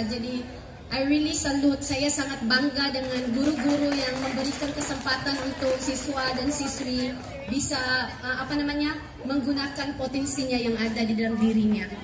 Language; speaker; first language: Indonesian; non-native, fluent; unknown